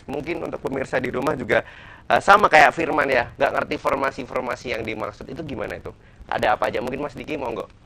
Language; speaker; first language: Indonesian; native; Indonesian